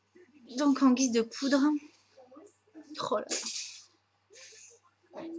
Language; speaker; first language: French; native; French